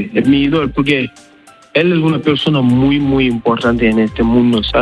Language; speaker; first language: Spanish; non-native, learner; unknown